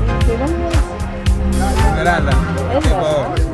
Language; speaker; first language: Spanish; non-native, learner; English